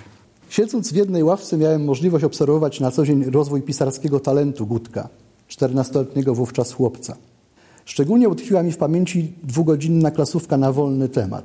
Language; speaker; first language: Polish; native; Polish